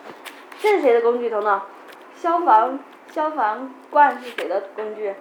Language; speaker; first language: Chinese; native; Chinese